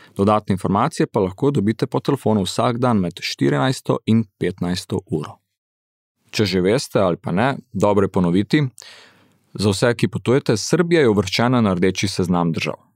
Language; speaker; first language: Slovenian; early bilingual, heritage; Slovenian